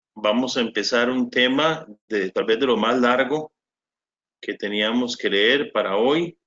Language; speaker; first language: Spanish; native; Spanish